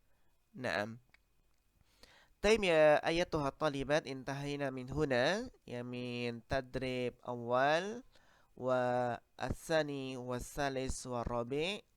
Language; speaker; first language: Arabic; non-native, fluent; Indonesian